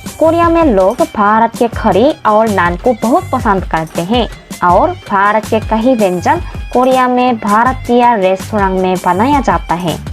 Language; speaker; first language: Hindi; non-native, fluent; Korean